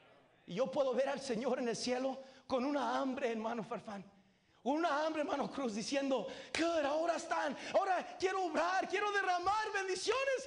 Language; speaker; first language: Spanish; native; Spanish